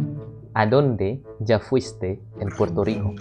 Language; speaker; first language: Spanish; non-native, learner; Indonesian